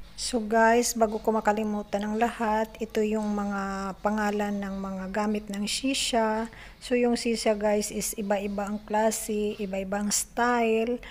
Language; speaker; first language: Filipino; non-native, local second language; Cebuano